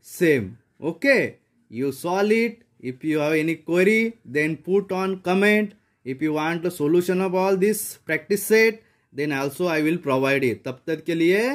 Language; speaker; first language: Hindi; non-native, local second language; Marathi